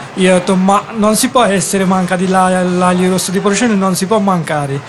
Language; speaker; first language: Italian; non-native, learner; Bangla